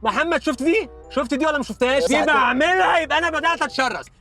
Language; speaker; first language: Arabic; native; Arabic